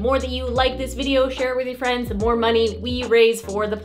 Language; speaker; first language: English; native; English